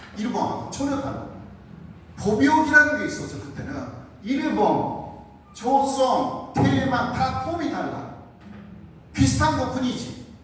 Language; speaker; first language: Korean; non-native, fluent; Japanese